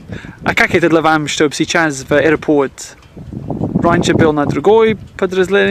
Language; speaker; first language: Russian; non-native, learner; English